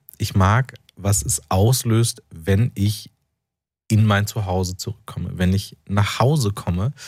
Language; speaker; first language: German; early bilingual, other home language; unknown